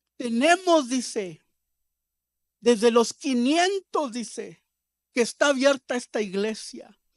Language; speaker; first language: Spanish; early bilingual, heritage; Spanish